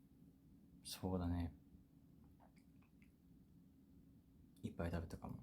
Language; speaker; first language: Japanese; non-native, fluent; Korean